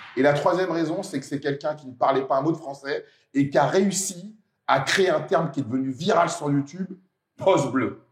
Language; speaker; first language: French; native; French